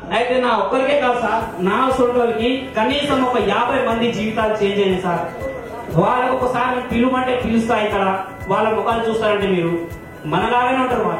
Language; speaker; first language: Telugu; non-native, local second language; Urdu